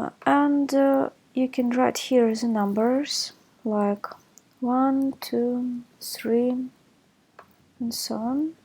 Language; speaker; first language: English; non-native, fluent; Russian